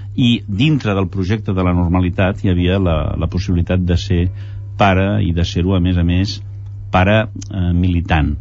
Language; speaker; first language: Catalan; early bilingual, heritage; Catalan